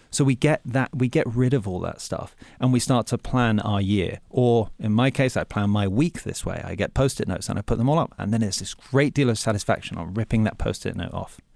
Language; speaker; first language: English; native; English